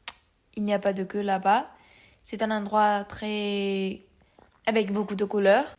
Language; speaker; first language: French; non-native, learner; Spanish